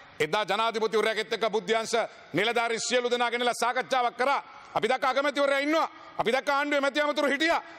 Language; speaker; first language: Sinhala; native; Sinhala